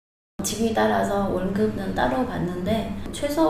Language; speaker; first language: Korean; non-native, learner; Vietnamese